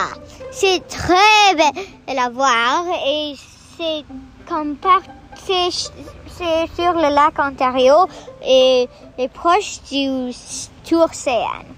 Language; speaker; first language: French; non-native, learner; English